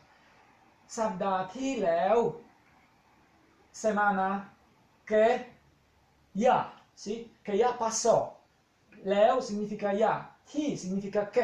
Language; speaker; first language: Spanish; non-native, fluent; Polish